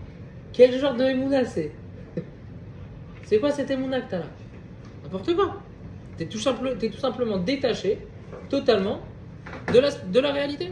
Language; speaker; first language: French; native; French